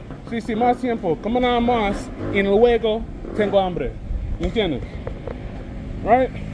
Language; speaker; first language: Spanish; non-native, learner; English